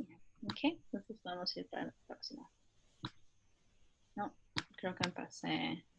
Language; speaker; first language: Spanish; early bilingual, heritage; Spanish